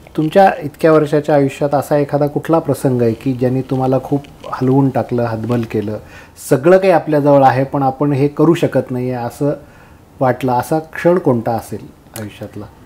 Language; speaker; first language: Marathi; native; Marathi